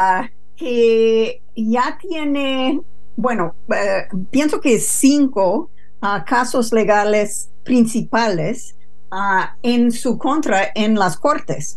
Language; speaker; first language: Spanish; non-native, fluent; English